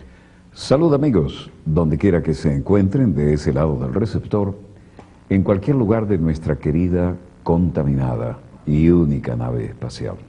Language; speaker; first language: Spanish; native; Spanish